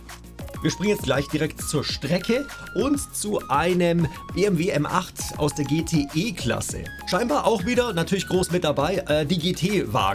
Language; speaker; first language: German; native; German